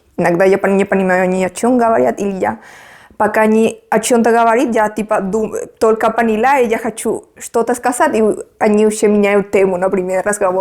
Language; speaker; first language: Russian; non-native, fluent; Spanish